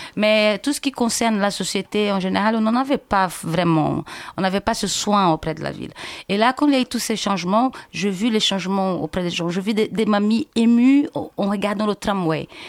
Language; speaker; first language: French; non-native, fluent; Portuguese